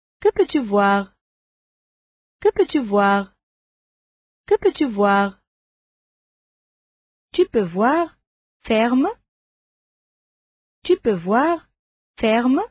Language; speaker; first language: French; non-native, fluent; Arabic